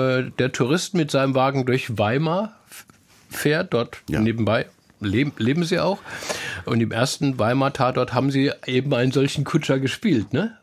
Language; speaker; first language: German; native; German